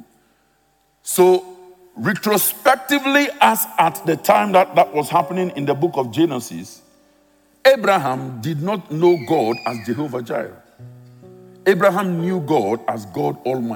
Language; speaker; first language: English; non-native, local second language; Akan